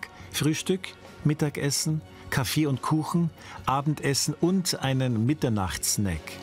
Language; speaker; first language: German; native; German